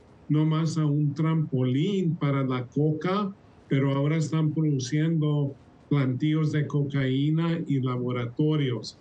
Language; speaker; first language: Spanish; early bilingual, heritage; Spanish